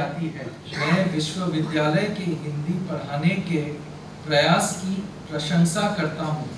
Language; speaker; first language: Hindi; non-native, local second language; Bangla